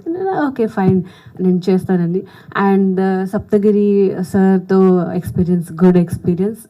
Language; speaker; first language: Telugu; non-native, local second language; Hindi